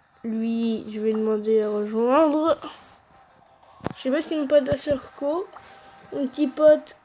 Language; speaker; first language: French; native; French